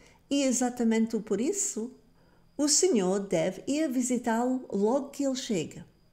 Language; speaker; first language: Portuguese; non-native, fluent; English